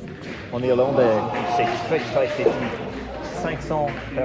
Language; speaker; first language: French; non-native, learner; English